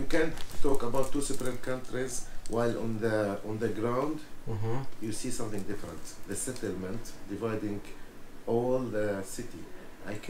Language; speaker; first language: English; non-native, fluent; Arabic